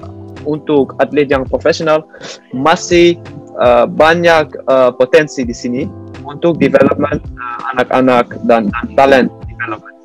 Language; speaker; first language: Indonesian; non-native, learner; Dutch